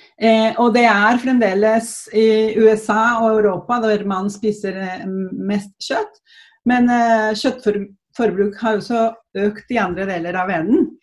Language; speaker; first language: Norwegian; non-native, fluent; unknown